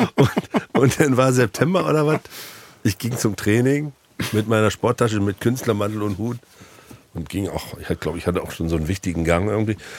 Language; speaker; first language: German; native; German